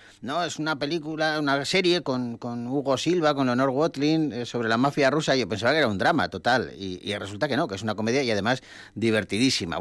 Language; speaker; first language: Spanish; native; Spanish